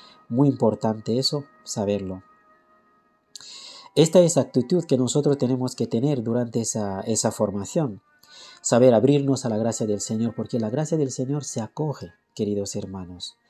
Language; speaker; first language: Spanish; non-native, fluent; French